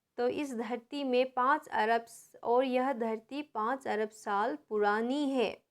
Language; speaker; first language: Hindi; non-native, local second language; Nepali